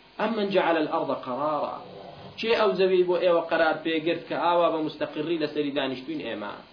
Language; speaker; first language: Central Kurdish; non-native, local second language; Kurdish